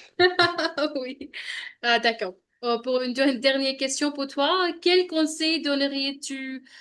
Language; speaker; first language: French; non-native, learner; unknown